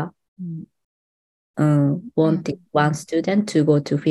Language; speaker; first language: English; non-native, learner; Japanese